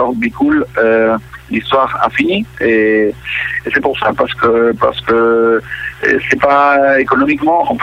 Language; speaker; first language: French; non-native, local second language; Catalan